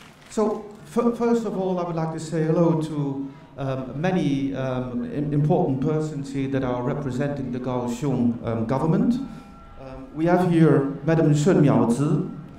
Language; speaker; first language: English; non-native, fluent; Dutch